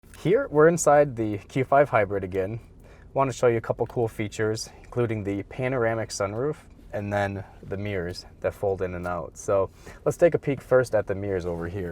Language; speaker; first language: English; native; English